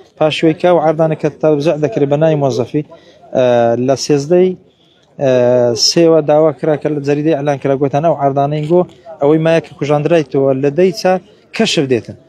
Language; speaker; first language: Central Kurdish; native; Central Kurdish